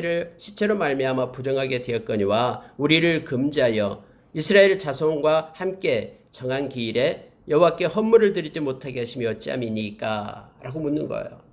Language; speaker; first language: Korean; native; Korean